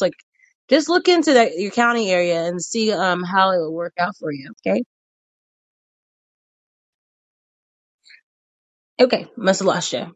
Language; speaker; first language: English; native; English